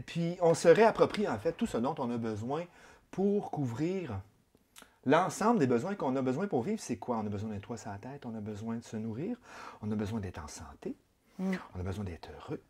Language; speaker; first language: French; native; French